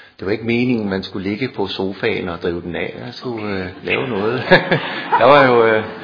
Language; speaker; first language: Danish; native; Danish